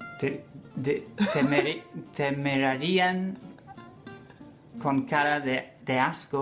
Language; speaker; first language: Spanish; non-native, fluent; English